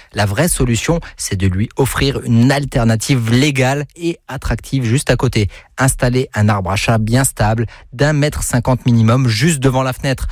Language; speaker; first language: French; native; French